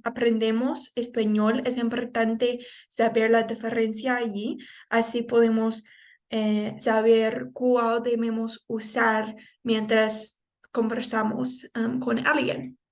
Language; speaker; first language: Spanish; non-native, fluent; English